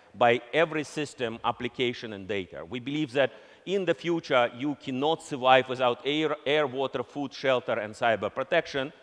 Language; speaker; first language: English; non-native, fluent; Russian